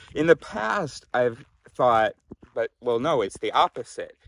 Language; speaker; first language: English; native; English